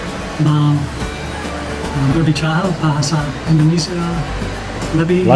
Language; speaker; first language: Indonesian; non-native, learner; English